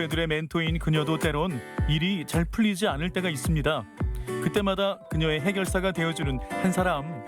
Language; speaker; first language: Korean; native; Korean